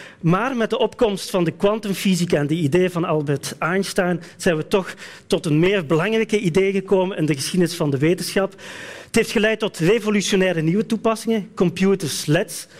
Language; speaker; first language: Dutch; native; Dutch